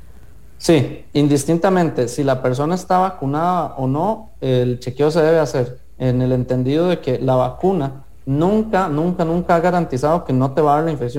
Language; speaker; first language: Spanish; native; Spanish